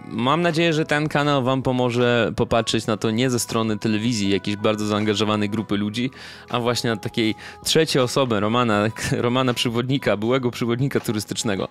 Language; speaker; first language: Polish; non-native, fluent; Russian